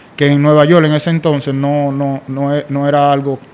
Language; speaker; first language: Spanish; native; Spanish